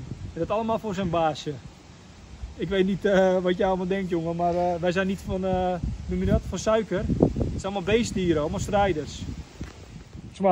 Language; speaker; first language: Dutch; native; Dutch